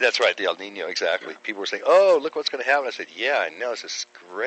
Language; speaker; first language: English; native; English